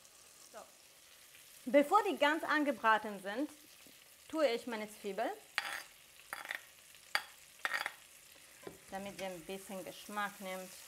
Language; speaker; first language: German; non-native, fluent; Italian